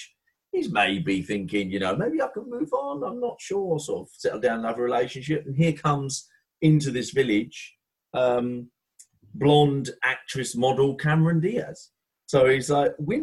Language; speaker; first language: English; native; English